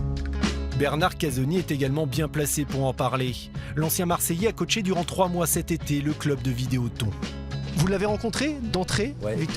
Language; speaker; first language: French; native; French